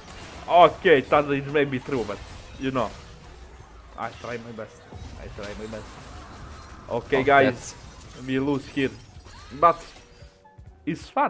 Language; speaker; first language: English; non-native, learner; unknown